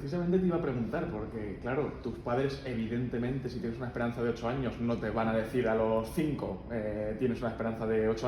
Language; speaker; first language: Spanish; native; Spanish